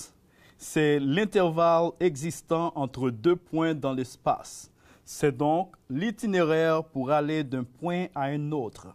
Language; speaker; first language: French; non-native, fluent; Spanish